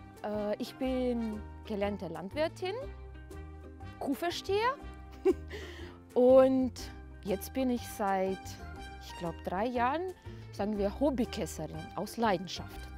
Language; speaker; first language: German; non-native, fluent; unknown